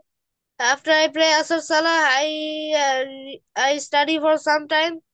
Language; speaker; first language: English; non-native, learner; Bangla